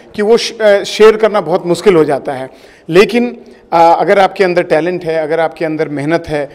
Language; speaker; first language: Hindi; native; Hindi